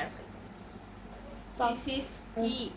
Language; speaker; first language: English; non-native, learner; Malayalam